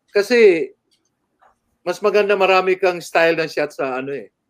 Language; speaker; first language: Filipino; native; Filipino